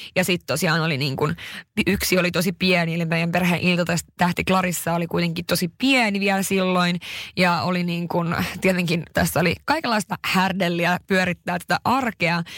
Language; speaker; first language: Finnish; early bilingual, heritage; Finnish